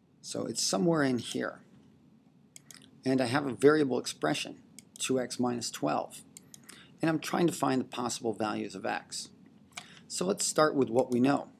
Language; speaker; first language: English; native; English